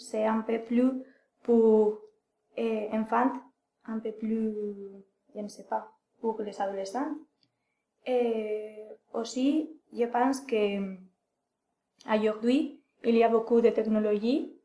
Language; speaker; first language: French; non-native, learner; Spanish